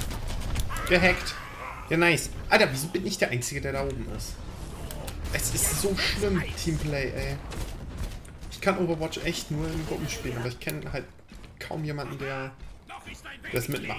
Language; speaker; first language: German; native; German